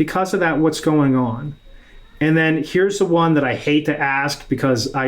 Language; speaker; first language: English; native; English